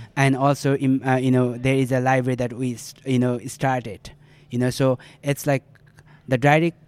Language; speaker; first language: English; non-native, local second language; Nepali